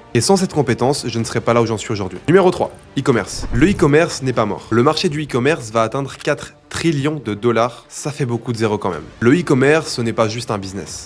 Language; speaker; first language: French; native; French